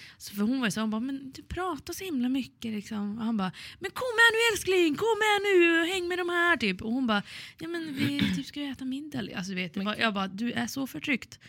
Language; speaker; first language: Swedish; native; Swedish